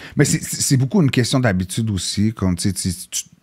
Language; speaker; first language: French; early bilingual, other home language; English